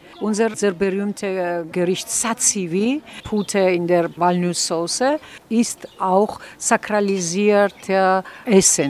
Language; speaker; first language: German; non-native, fluent; Georgian